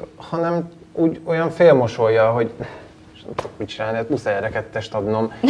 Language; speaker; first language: Hungarian; native; Hungarian